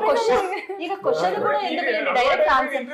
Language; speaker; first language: Telugu; native; Telugu